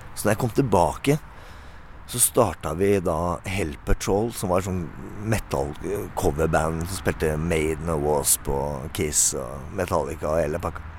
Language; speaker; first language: Norwegian; native; Norwegian